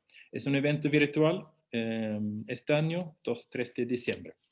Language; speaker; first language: Spanish; non-native, fluent; Swedish